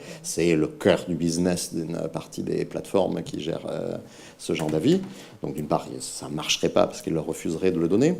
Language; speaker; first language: French; native; French